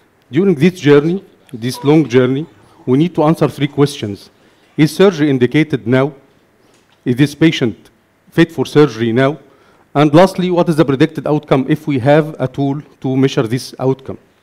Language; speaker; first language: English; non-native, fluent; Arabic